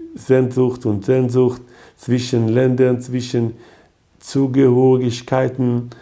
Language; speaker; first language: German; non-native, learner; Hebrew